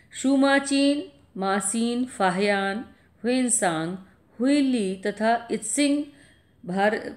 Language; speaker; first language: Hindi; native; Hindi